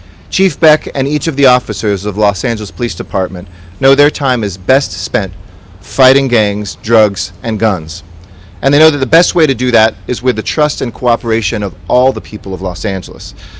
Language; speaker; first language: English; native; English